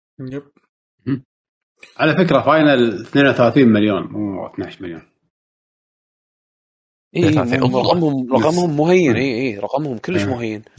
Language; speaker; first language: Arabic; native; Arabic